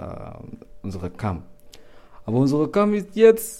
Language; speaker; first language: German; non-native, learner; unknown